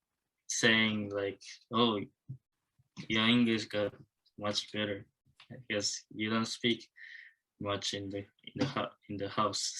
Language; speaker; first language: English; non-native, learner; Japanese